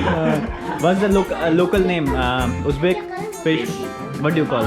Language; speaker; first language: English; non-native, local second language; Hindi